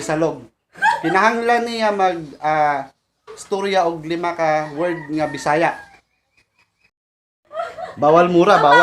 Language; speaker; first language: Cebuano; non-native, local second language; Filipino